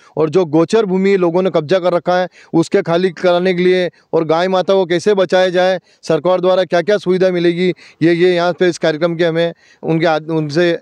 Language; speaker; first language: Hindi; native; Hindi